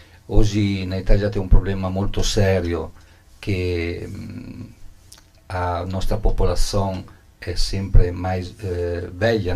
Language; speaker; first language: Italian; non-native, learner; Portuguese